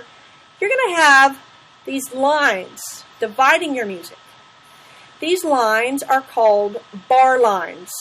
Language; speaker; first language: English; native; English